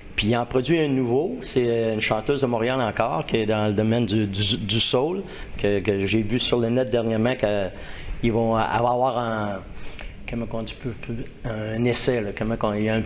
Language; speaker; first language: French; native; French